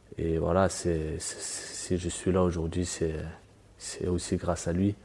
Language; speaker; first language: French; early bilingual, other home language; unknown